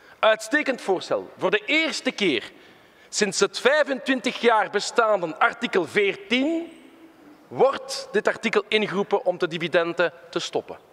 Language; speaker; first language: Dutch; non-native, local second language; French